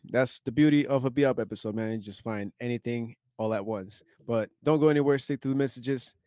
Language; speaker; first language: English; early bilingual, other home language; Spanish